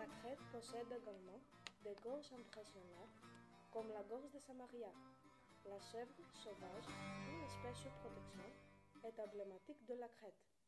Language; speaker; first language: French; non-native, learner; Greek